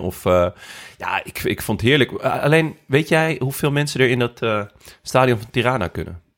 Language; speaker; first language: Dutch; native; Dutch